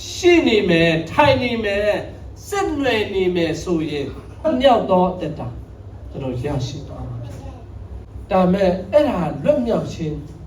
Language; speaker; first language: Burmese; non-native, local second language; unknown